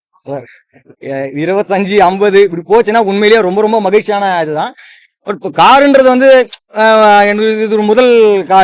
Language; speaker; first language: Tamil; native; Tamil